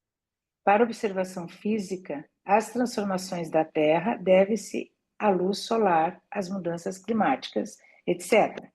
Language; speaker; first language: Portuguese; native; Portuguese